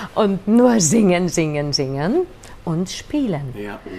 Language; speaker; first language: German; non-native, fluent; Hungarian